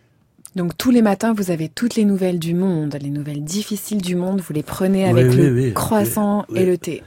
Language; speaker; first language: French; native; French